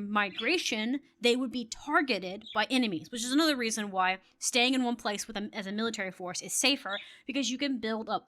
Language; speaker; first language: English; native; English